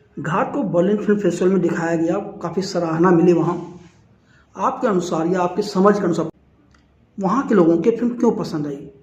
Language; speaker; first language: Hindi; native; Hindi